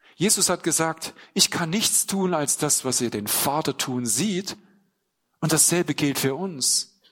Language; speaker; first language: German; native; German